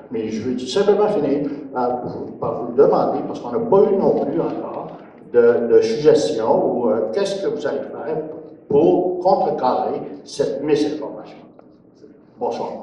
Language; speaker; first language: French; native; French